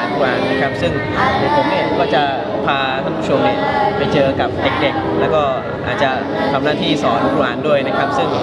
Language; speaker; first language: Thai; native; Thai